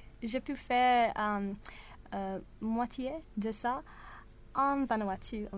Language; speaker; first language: French; non-native, learner; English